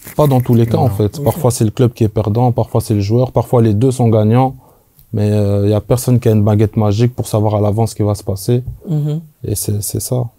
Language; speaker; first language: French; native; French